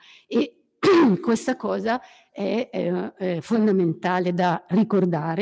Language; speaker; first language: Italian; native; Italian